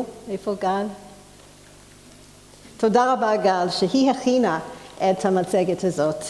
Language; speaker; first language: Hebrew; non-native, fluent; English